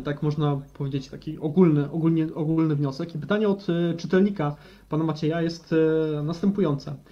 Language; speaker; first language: Polish; native; Polish